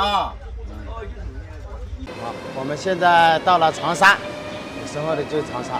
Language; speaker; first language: Chinese; native; Chinese